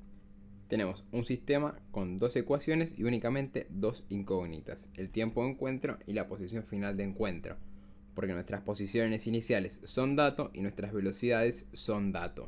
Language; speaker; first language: Spanish; native; Spanish